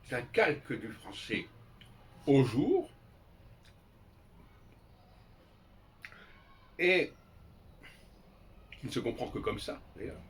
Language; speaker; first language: French; native; French